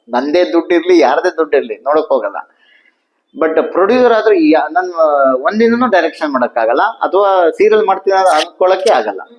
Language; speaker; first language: Kannada; native; Kannada